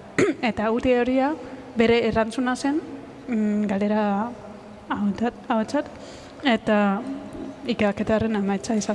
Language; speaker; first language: Basque; non-native, fluent; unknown